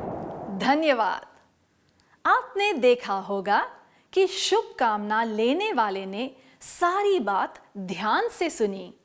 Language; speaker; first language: Hindi; native; Hindi